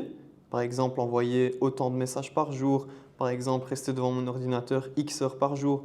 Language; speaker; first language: French; native; French